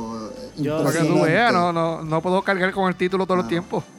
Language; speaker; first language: Spanish; native; Spanish